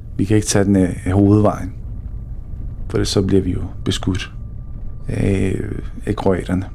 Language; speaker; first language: Danish; early bilingual, other home language; Bosnian